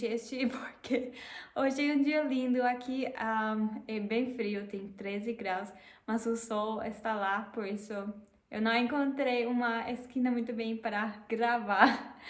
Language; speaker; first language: Portuguese; non-native, fluent; German